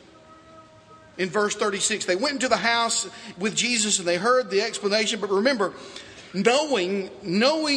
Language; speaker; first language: English; native; English